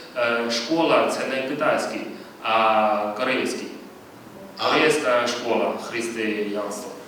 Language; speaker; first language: Ukrainian; non-native, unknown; Chinese